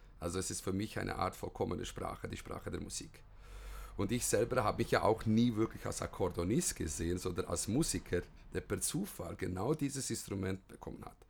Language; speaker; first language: German; early bilingual, other home language; Bosnian